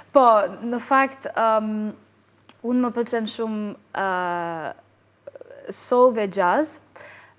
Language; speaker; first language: Albanian; non-native, learner; English